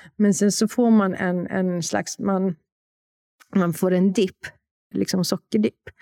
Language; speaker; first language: Swedish; non-native, fluent; Polish